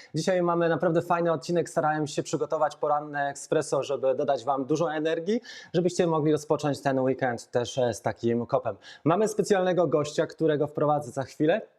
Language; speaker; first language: Polish; native; Polish